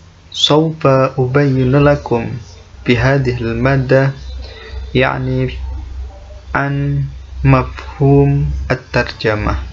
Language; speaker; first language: Arabic; non-native, fluent; Indonesian